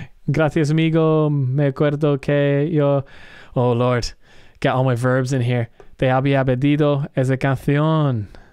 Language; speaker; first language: Spanish; non-native, learner; English